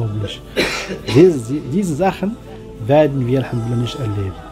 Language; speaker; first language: German; non-native, learner; Arabic